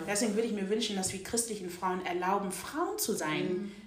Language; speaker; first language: German; native; German